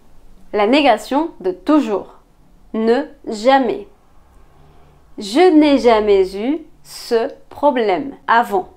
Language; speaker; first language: French; non-native, fluent; Spanish